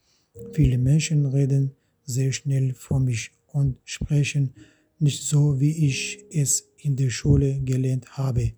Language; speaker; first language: German; non-native, fluent; Arabic